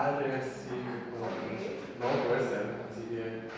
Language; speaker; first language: Spanish; non-native, learner; English